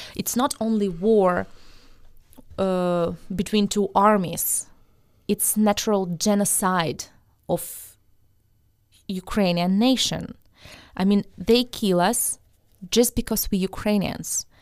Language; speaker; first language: English; non-native, fluent; Russian